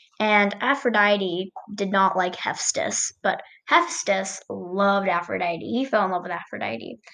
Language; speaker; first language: English; native; English